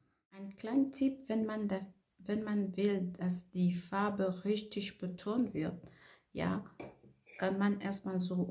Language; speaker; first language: German; non-native, fluent; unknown